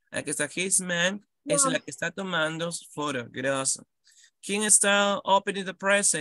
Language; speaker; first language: Spanish; native; Spanish